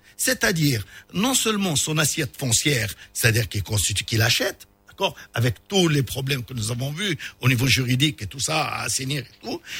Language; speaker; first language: French; non-native, local second language; Arabic